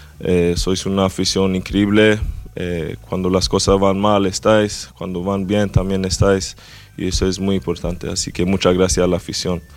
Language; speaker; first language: Spanish; non-native, fluent; Swedish